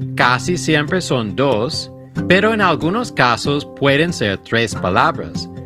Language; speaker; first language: Spanish; native; Spanish